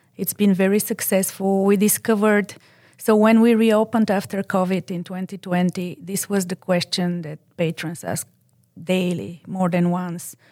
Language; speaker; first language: English; non-native, fluent; Bulgarian